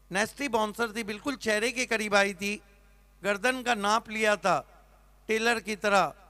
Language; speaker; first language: Hindi; non-native, local second language; Marathi